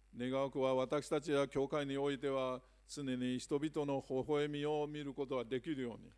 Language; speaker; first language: Japanese; non-native, fluent; Chinese